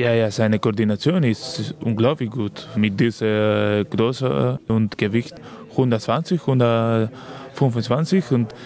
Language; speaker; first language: German; non-native, learner; Spanish